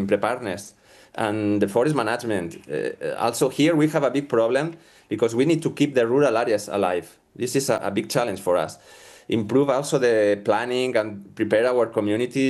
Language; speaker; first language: English; non-native, fluent; Spanish